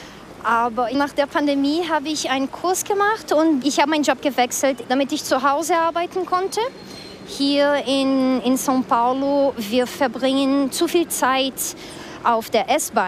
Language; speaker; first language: German; non-native, fluent; Portuguese